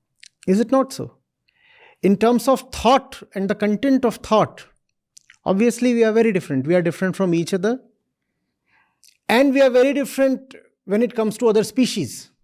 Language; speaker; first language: English; non-native, local second language; Hindi